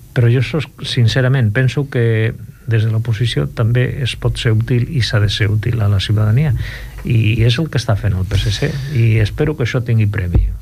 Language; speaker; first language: Catalan; non-native, local second language; Spanish